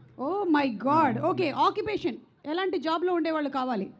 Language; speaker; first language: Telugu; native; Telugu